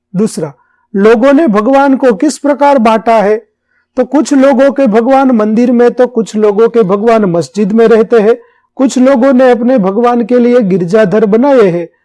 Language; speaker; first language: Hindi; non-native, local second language; Gujarati